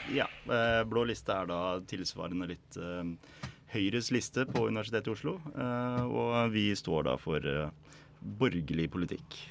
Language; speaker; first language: Norwegian; native; Norwegian